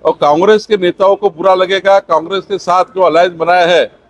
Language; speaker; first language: Hindi; non-native, local second language; Marathi